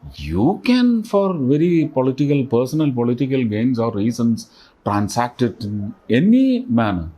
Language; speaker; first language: English; non-native, local second language; Malayalam